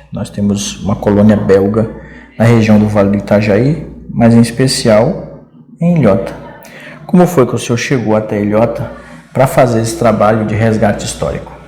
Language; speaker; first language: Portuguese; native; Portuguese